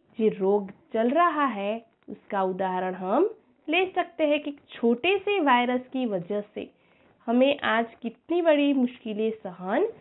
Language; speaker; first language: Hindi; non-native, local second language; Gujarati